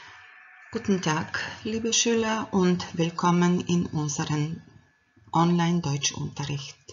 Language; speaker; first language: German; non-native, fluent; Croatian